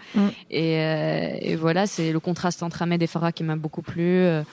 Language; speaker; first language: French; non-native, local second language; Arabic